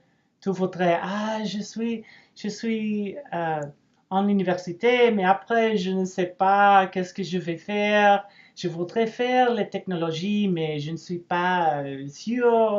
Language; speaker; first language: French; non-native, learner; English